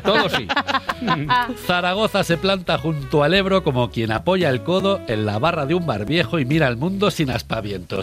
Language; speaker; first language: Spanish; native; Spanish